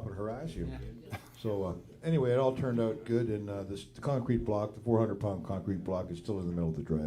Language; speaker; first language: English; native; English